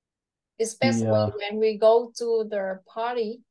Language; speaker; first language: English; non-native, fluent; Vietnamese